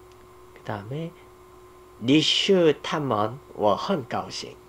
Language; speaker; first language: Chinese; non-native, learner; Korean